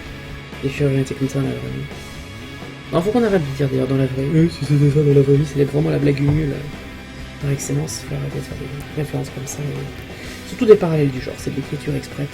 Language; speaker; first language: French; native; French